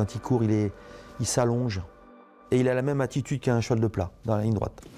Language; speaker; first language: French; native; French